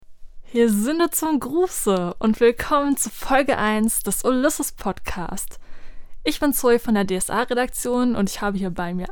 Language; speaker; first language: German; native; German